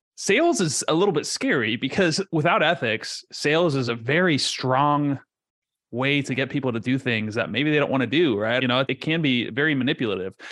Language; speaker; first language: English; early bilingual, other home language; Spanish